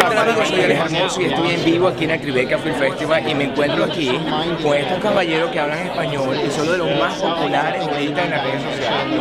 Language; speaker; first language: Spanish; native; Spanish